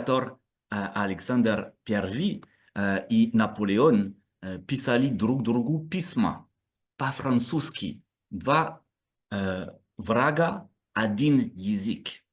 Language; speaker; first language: Russian; non-native, learner; French